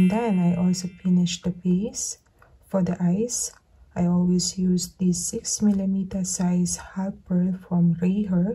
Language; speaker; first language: English; non-native, fluent; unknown